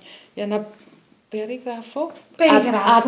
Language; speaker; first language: Greek; non-native, learner; German